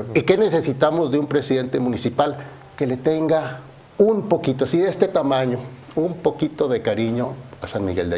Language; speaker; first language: Spanish; native; Spanish